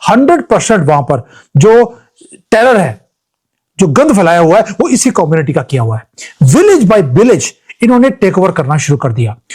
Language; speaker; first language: Hindi; native; Hindi